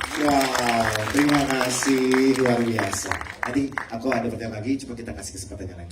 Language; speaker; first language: Indonesian; native; Indonesian